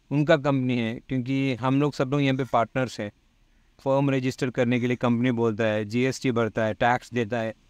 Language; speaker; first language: Hindi; non-native, local second language; Malayalam